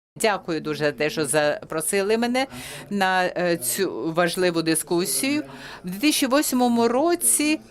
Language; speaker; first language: Ukrainian; non-native, fluent; French